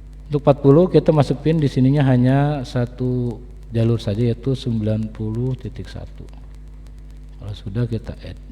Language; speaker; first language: Indonesian; native; Indonesian